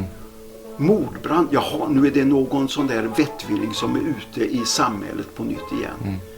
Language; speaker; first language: Swedish; native; Swedish